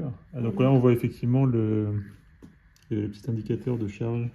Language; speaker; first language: French; native; French